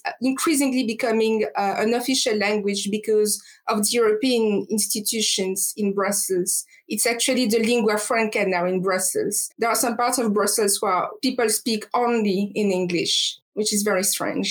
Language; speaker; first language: English; non-native, fluent; French